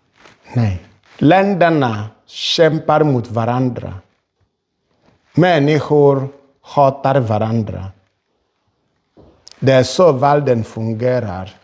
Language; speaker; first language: Swedish; non-native, fluent; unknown